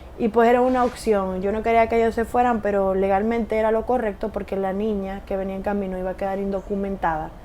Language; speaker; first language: Spanish; native; Spanish